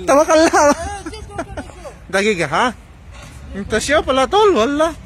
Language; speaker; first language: Arabic; non-native, learner; Filipino